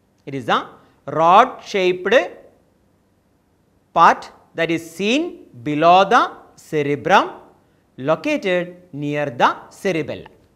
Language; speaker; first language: English; non-native, local second language; Malayalam